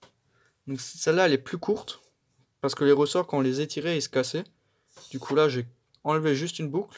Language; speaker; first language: French; native; French